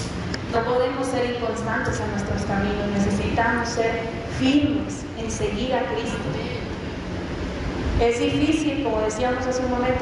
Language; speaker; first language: Spanish; native; Spanish